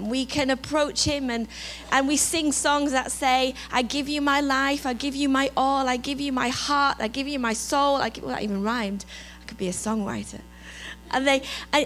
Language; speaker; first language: English; native; English